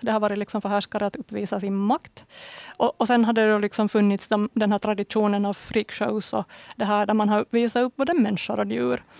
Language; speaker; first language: Swedish; native; Swedish